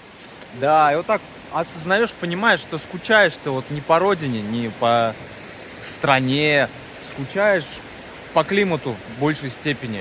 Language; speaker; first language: Russian; native; Russian